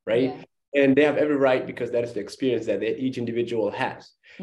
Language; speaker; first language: English; non-native, fluent; Somali